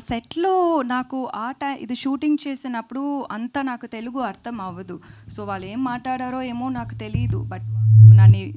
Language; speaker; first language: Telugu; non-native, local second language; Tamil